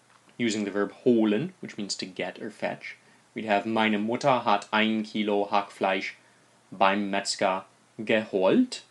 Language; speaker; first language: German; non-native, fluent; English